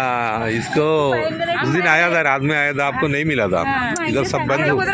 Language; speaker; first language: Hindi; non-native, local second language; Malayalam